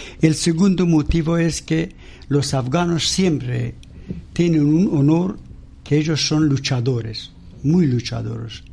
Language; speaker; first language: Spanish; non-native, learner; Persian